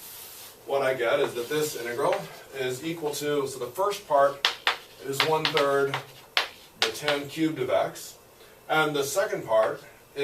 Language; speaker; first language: English; native; English